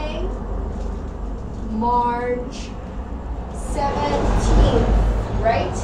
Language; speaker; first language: English; non-native, fluent; Spanish